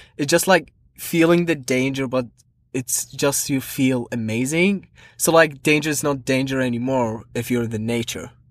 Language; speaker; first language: English; non-native, fluent; Arabic